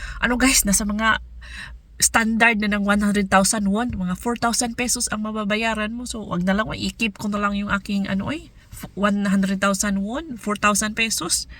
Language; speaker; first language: Filipino; non-native, local second language; Cebuano